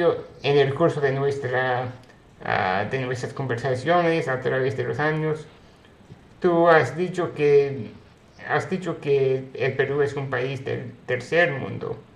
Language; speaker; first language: Spanish; non-native, fluent; English